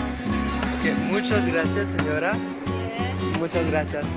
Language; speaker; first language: Spanish; non-native, learner; French